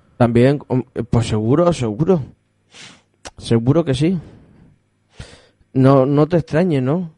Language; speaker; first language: Spanish; native; Spanish